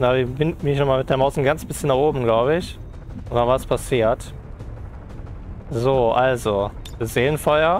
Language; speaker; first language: German; native; German